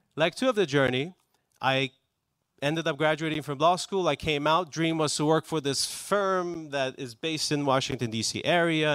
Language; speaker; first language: English; non-native, fluent; Persian